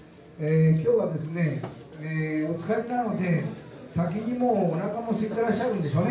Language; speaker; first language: Japanese; native; Japanese